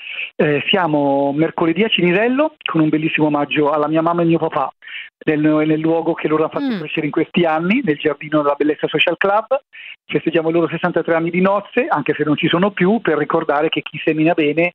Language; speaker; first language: Italian; native; Italian